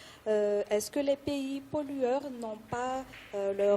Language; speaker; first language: French; non-native, local second language; Malagasy